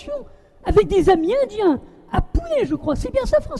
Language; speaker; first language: French; native; French